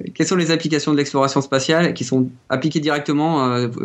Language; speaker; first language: French; native; French